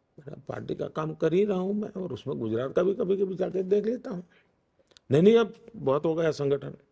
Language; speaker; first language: Hindi; non-native, local second language; Gujarati